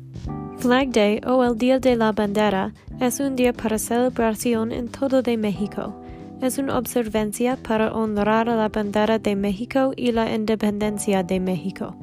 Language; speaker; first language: Spanish; non-native, learner; English